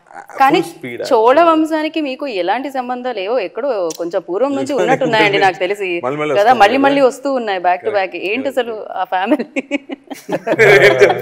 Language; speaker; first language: Telugu; native; Telugu